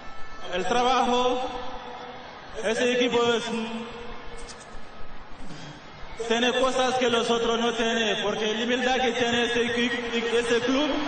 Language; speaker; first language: Spanish; non-native, learner; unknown